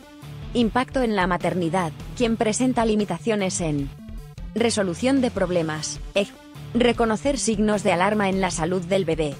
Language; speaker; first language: Spanish; native; Spanish